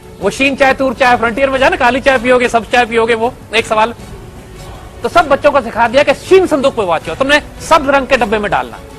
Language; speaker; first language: Urdu; native; Urdu